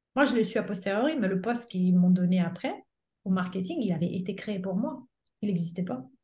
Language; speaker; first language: French; non-native, fluent; Italian